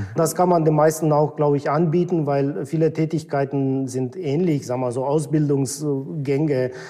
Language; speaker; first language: German; non-native, fluent; Romanian